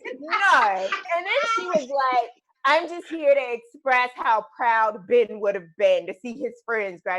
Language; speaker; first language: English; native; English